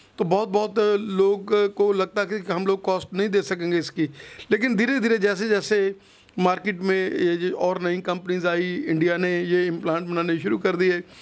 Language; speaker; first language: Hindi; non-native, local second language; Punjabi